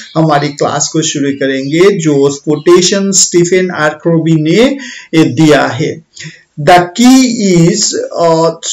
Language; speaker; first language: Hindi; non-native, local second language; Bangla